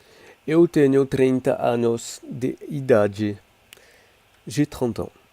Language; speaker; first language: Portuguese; non-native, learner; French